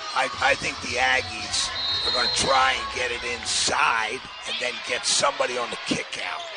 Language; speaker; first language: English; native; English